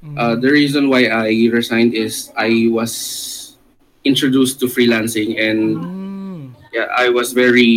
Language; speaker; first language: English; non-native, local second language; Filipino